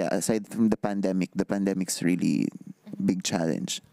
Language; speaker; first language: English; non-native, local second language; Filipino